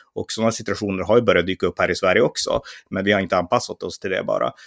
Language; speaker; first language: Swedish; native; Swedish